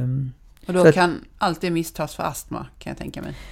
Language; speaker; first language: Swedish; native; Swedish